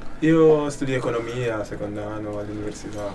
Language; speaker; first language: Italian; non-native, learner; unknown